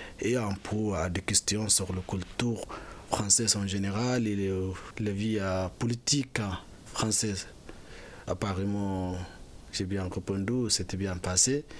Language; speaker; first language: French; non-native, fluent; Arabic